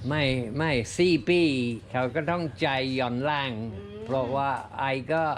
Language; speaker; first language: Thai; non-native, learner; English